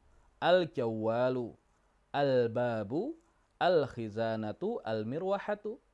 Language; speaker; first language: Arabic; non-native, fluent; Indonesian